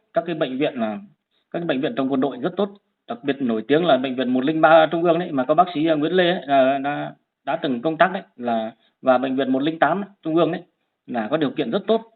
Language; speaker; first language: Vietnamese; non-native, local second language; Hmong